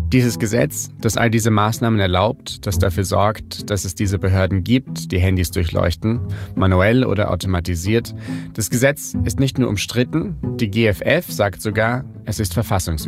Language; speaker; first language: German; native; German